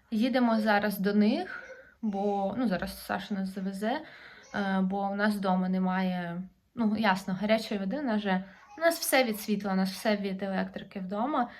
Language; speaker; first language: Ukrainian; non-native, local second language; Russian